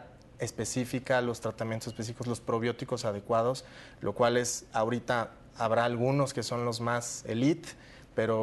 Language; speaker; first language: Spanish; native; Spanish